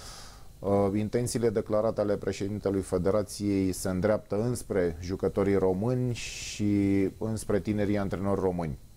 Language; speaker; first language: Romanian; native; Romanian